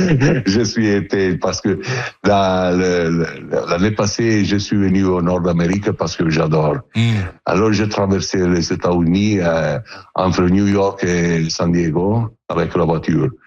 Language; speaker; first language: French; non-native, learner; Italian